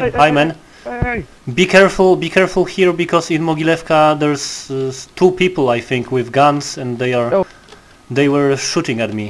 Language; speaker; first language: English; non-native, learner; Polish